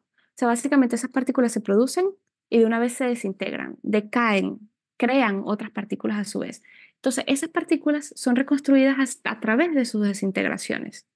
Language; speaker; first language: Spanish; native; Spanish